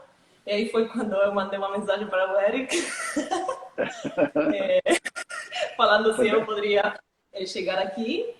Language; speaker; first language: Portuguese; non-native, fluent; Spanish